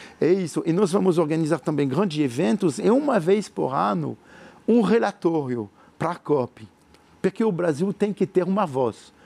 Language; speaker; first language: Portuguese; non-native, fluent; French